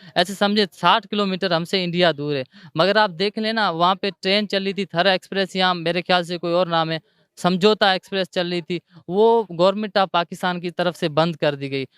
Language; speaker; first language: Urdu; non-native, local second language; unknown